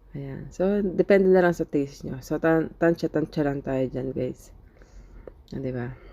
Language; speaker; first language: Filipino; native; Filipino